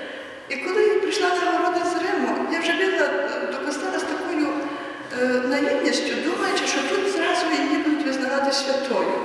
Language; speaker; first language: Ukrainian; native; Ukrainian